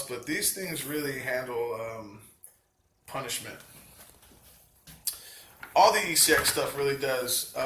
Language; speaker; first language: English; native; English